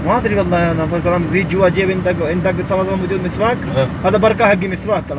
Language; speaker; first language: Arabic; non-native, learner; Punjabi